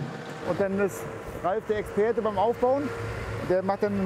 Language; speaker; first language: German; native; German